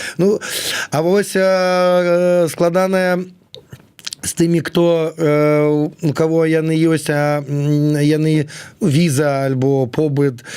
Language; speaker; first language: Belarusian; non-native, local second language; Russian